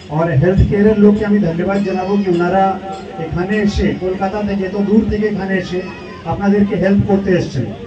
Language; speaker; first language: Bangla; non-native, local second language; Hindi